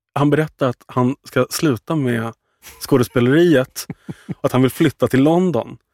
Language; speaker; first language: Swedish; native; Swedish